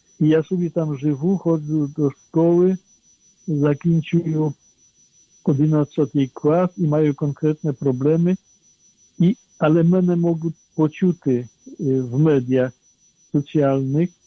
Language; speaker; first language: Ukrainian; non-native, fluent; Polish